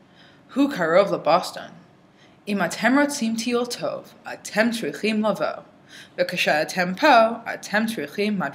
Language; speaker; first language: Hebrew; non-native, learner; English